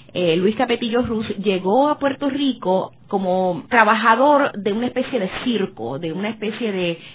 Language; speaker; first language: Spanish; native; Spanish